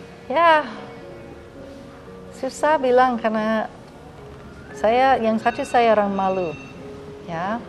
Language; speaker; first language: Indonesian; non-native, fluent; English